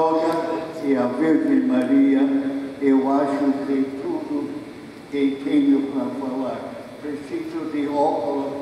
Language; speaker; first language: Portuguese; non-native, fluent; English